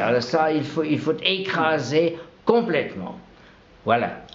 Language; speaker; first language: French; non-native, local second language; German